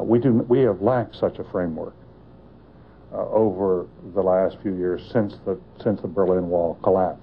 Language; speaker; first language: English; native; English